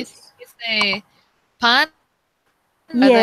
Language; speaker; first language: English; non-native, learner; Spanish